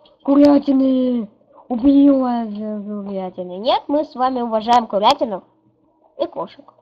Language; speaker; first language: Russian; native; Russian